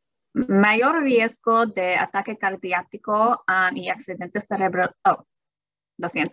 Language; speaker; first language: Spanish; early bilingual, heritage; English